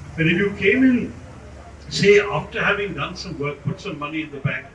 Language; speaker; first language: English; non-native, local second language; Malayalam